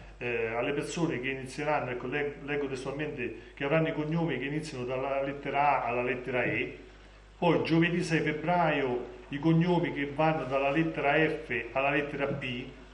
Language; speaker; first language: Italian; native; Italian